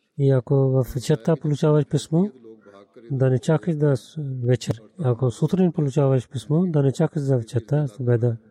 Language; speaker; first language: Bulgarian; non-native, learner; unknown